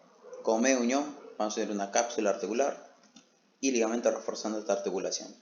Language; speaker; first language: Spanish; native; Spanish